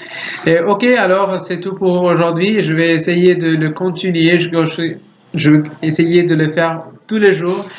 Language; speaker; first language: French; non-native, learner; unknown